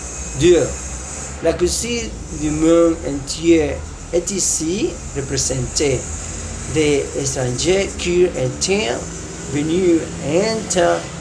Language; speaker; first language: French; non-native, learner; Spanish